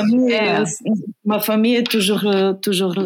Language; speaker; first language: French; non-native, fluent; Bulgarian